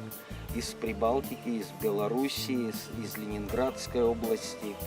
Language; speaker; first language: Russian; native; Russian